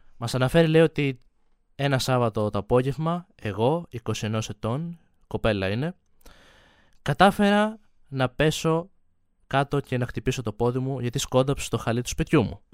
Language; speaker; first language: Greek; native; Greek